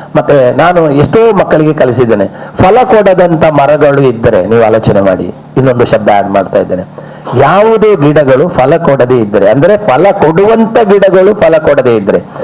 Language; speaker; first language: Kannada; non-native, local second language; Malayalam